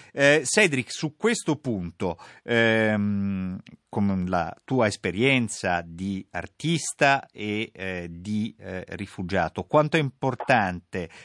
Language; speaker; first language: Italian; native; Italian